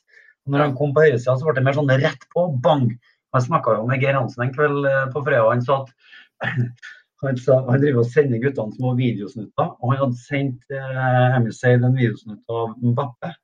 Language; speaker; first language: Norwegian; native; Norwegian